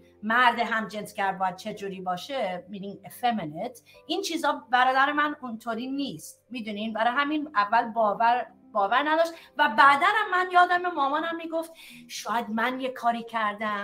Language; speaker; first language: Persian; early bilingual, heritage; Persian